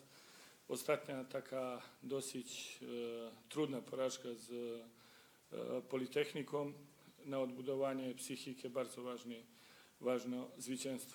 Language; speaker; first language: Polish; non-native, learner; Serbian